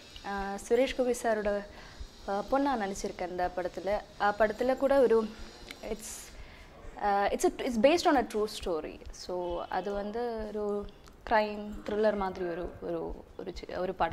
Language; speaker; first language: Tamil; non-native, learner; English